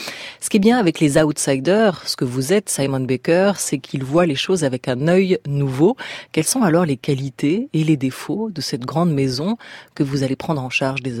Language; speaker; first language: French; native; French